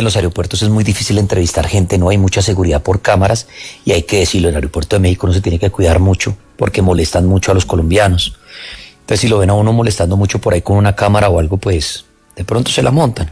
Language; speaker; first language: Spanish; native; Spanish